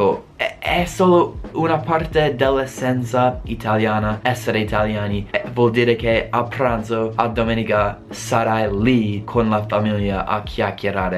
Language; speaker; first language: Italian; non-native, fluent; English